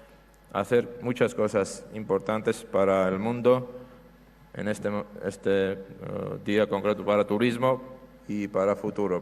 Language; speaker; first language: Spanish; non-native, fluent; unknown